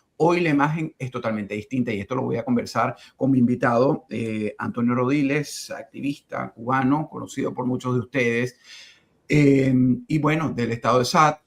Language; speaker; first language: Spanish; native; Spanish